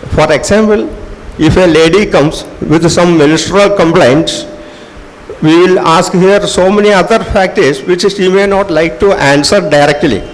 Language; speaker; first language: English; non-native, local second language; Malayalam